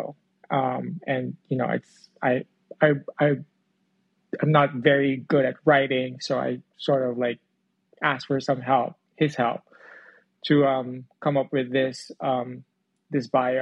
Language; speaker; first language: English; non-native, local second language; Cebuano